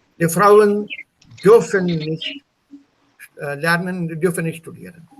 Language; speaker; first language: German; non-native, fluent; Hindi